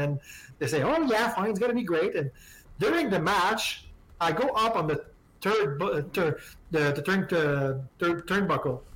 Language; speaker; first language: English; non-native, fluent; French